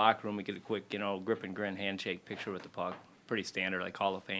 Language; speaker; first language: English; native; English